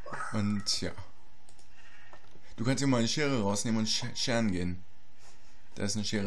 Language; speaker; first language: German; native; German